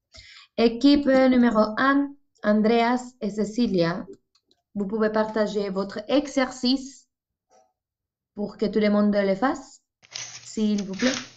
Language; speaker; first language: French; non-native, fluent; Spanish